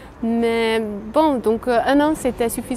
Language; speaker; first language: French; non-native, fluent; Hungarian